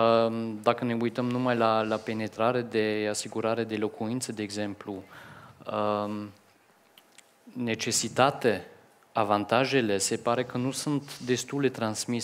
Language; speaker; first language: Romanian; non-native, fluent; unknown